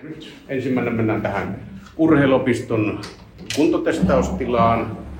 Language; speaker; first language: Finnish; native; Finnish